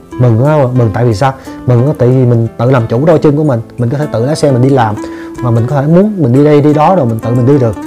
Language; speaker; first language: Vietnamese; native; Vietnamese